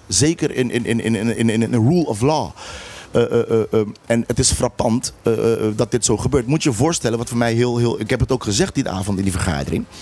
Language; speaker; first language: Dutch; non-native, local second language; Papiamento